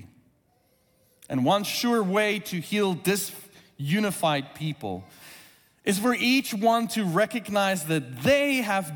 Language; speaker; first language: English; non-native, local second language; Afrikaans